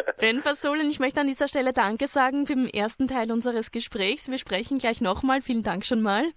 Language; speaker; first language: German; native; German